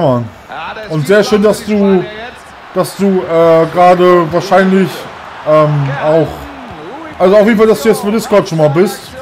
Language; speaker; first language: German; native; German